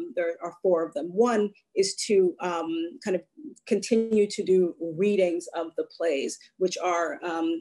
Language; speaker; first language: English; native; English